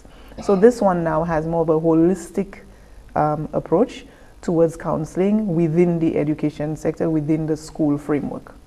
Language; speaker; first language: English; native; English